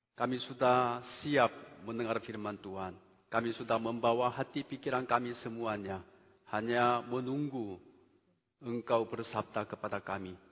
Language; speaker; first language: Indonesian; non-native, fluent; Korean